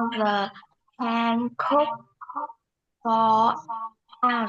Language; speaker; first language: English; non-native, learner; Vietnamese